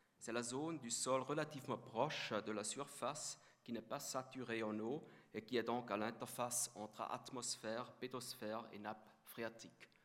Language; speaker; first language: French; native; French